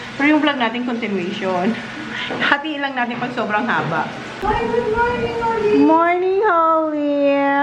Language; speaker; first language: Filipino; non-native, local second language; Bikol